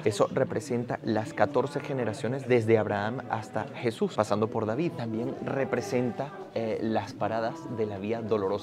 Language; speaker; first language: Spanish; native; Spanish